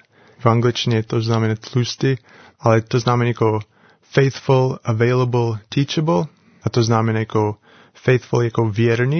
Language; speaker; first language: Czech; non-native, learner; English